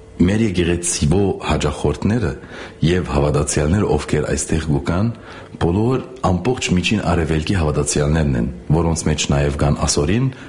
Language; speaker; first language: Armenian; native; Armenian